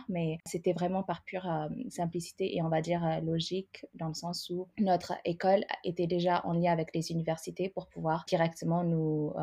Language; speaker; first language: French; non-native, fluent; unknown